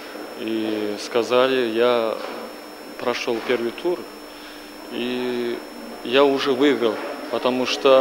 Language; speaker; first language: Russian; non-native, learner; Uzbek